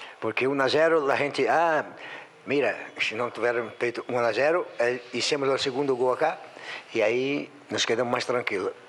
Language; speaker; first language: Portuguese; non-native, learner; Spanish